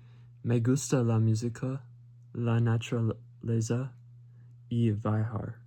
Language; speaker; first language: Spanish; non-native, learner; English